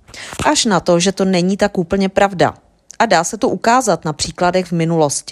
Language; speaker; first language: Czech; native; Czech